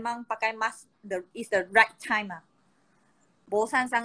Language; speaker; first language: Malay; non-native, local second language; Chinese